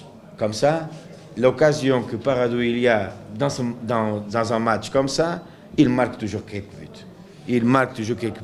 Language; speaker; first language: French; non-native, local second language; Arabic